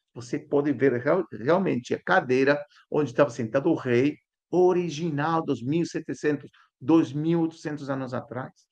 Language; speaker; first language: Portuguese; non-native, fluent; Spanish